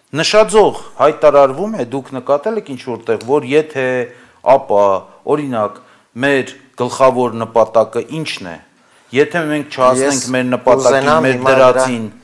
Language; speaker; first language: Armenian; native; Armenian